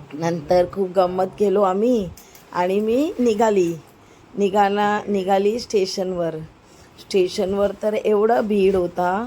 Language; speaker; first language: Marathi; non-native, local second language; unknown